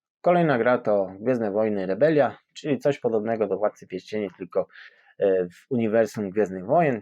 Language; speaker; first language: Polish; native; Polish